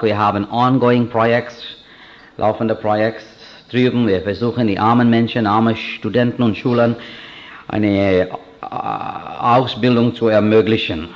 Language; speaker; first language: German; non-native, fluent; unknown